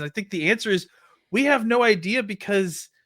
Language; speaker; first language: English; native; English